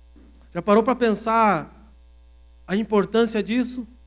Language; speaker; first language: Portuguese; native; Portuguese